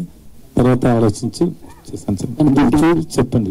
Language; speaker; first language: Telugu; non-native, learner; Tamil